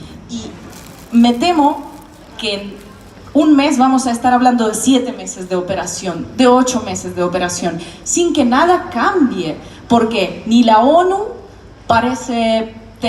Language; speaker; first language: Spanish; non-native, fluent; Russian